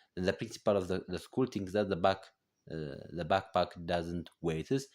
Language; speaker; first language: English; non-native, local second language; Amharic